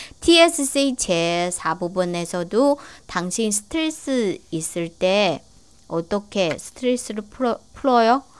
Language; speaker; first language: Korean; non-native, learner; Chinese